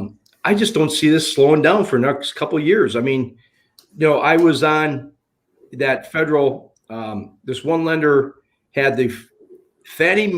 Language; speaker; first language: English; native; English